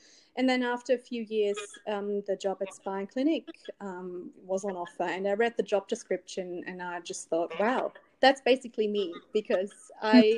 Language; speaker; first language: English; non-native, fluent; German